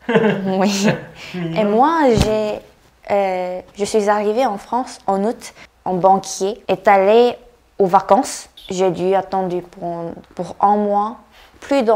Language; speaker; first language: French; non-native, fluent; Korean